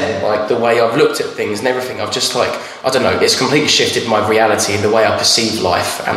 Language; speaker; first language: English; native; English